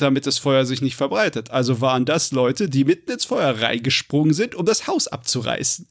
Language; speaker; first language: German; native; German